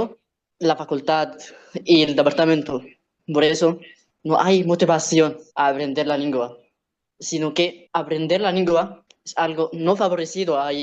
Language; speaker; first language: Spanish; non-native, learner; Arabic